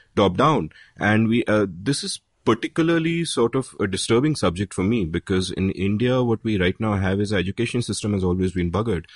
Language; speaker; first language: English; non-native, local second language; Hindi